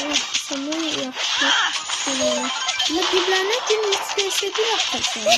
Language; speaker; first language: Turkish; non-native, learner; Azerbaijani